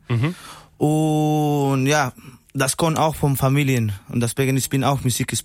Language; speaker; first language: German; non-native, learner; Spanish